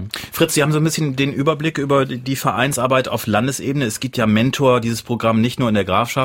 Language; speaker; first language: German; native; German